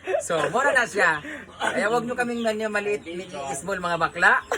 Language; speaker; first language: Filipino; non-native, local second language; Cebuano